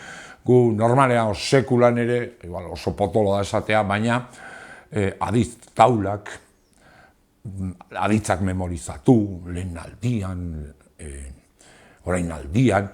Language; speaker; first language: Basque; non-native, local second language; Spanish